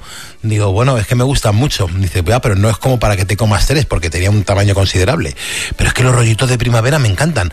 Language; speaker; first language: Spanish; native; Spanish